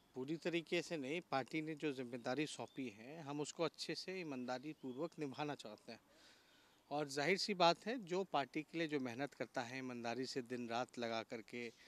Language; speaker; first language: Hindi; native; Hindi